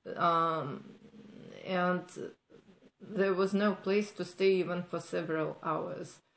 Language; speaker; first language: English; non-native, fluent; Ukrainian